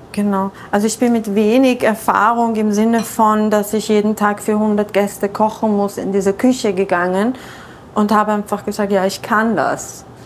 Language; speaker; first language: German; early bilingual, other home language; Persian